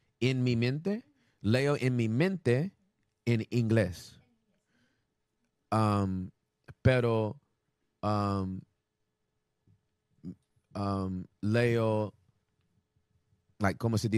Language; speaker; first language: Spanish; non-native, learner; English